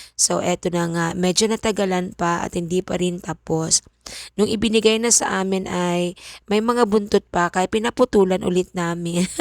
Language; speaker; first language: Filipino; non-native, local second language; Bikol